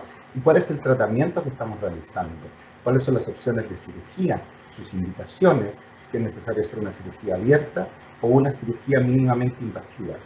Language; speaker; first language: Spanish; native; Spanish